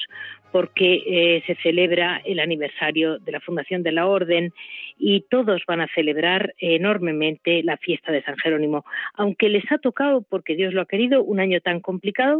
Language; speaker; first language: Spanish; native; Spanish